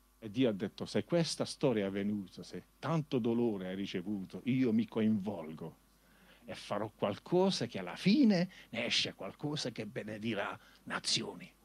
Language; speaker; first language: Italian; native; Italian